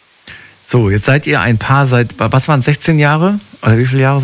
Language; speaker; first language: German; native; German